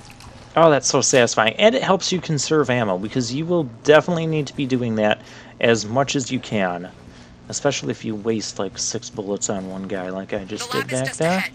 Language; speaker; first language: English; native; English